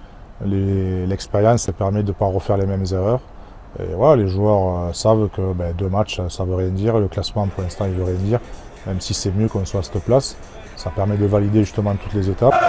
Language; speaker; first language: French; native; French